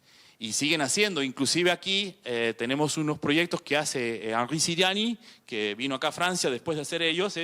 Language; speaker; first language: Spanish; native; Spanish